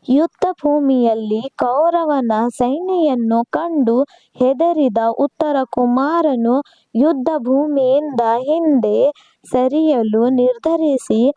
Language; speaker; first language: Kannada; non-native, local second language; Urdu